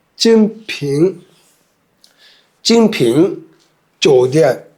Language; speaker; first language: Chinese; non-native, fluent; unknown